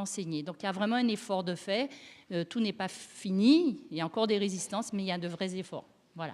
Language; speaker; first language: French; native; French